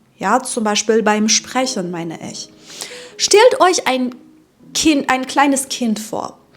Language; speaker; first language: German; non-native, fluent; Persian